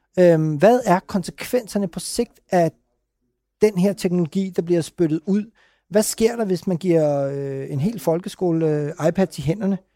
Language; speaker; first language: Danish; early bilingual, other home language; Urdu